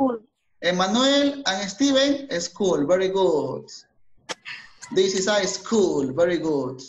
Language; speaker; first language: English; non-native, fluent; Spanish